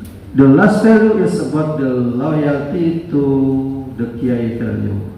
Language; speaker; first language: English; non-native, learner; Indonesian